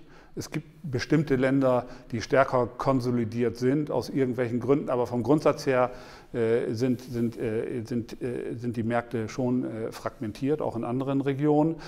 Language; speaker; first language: German; native; German